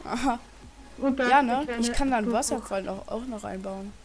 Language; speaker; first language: German; early bilingual, other home language; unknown